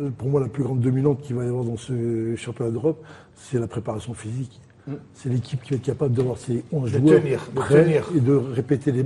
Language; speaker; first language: French; non-native, local second language; Arabic